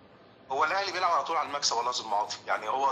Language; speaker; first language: Arabic; native; Arabic